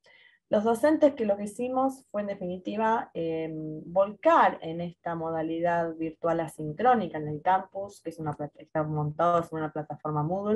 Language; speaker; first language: Spanish; native; Spanish